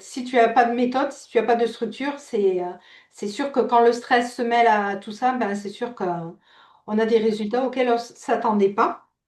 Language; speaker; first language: French; native; French